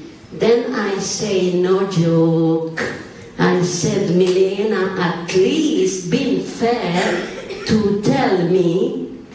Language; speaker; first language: English; non-native, learner; Bosnian